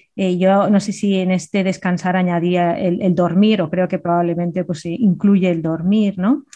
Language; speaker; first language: Spanish; native; Spanish